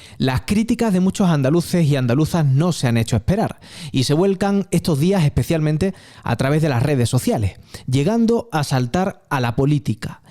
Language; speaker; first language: Spanish; native; Spanish